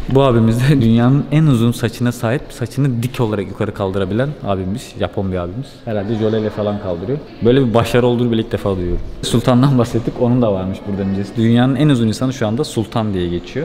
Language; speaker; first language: Turkish; native; Turkish